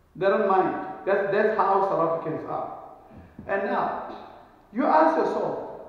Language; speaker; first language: English; non-native, local second language; Northern Sotho